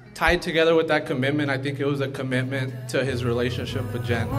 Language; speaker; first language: English; early bilingual, other home language; Spanish